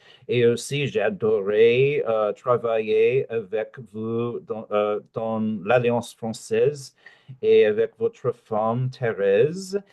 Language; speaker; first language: French; non-native, learner; English